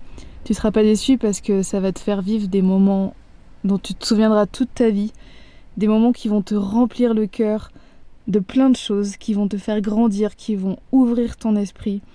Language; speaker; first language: French; native; French